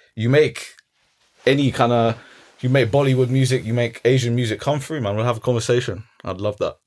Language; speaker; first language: English; early bilingual, other home language; Arabic